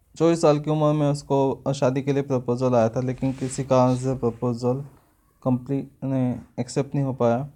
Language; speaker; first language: Hindi; non-native, local second language; Marathi